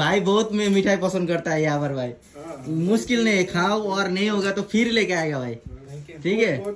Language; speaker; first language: Hindi; non-native, learner; Bangla